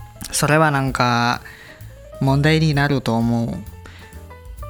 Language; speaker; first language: Japanese; non-native, learner; Indonesian